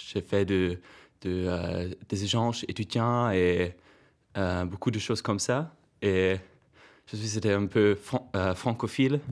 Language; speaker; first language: French; non-native, fluent; German